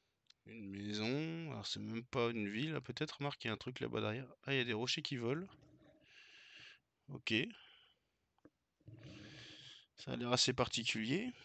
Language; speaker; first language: French; native; French